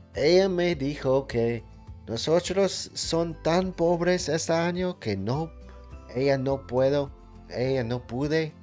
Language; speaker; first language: Spanish; non-native, learner; English